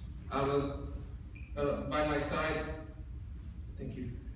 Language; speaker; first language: English; early bilingual, other home language; Spanish